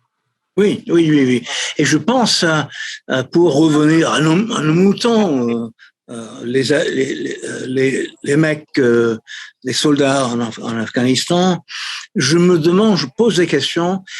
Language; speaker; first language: French; non-native, fluent; English